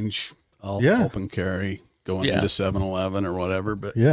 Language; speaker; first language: English; native; English